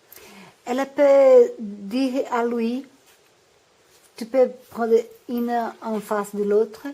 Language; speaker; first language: French; non-native, learner; Portuguese